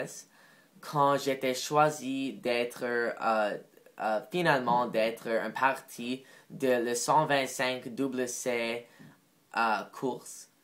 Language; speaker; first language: French; non-native, learner; English